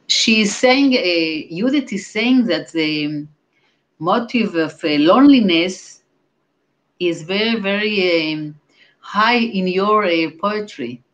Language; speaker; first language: English; non-native, fluent; Hebrew